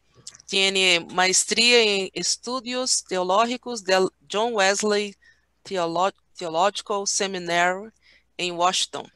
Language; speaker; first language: Spanish; non-native, learner; Portuguese